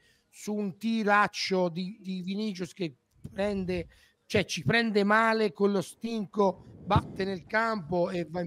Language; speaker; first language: Italian; native; Italian